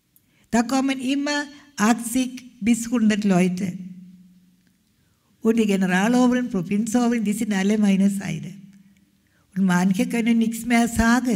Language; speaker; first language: German; non-native, fluent; Malayalam